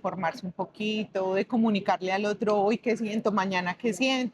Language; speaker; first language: Spanish; native; Spanish